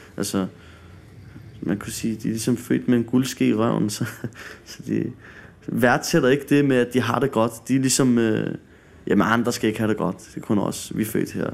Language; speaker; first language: Danish; early bilingual, other home language; Arabic